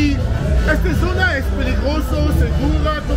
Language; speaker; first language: Spanish; non-native, learner; English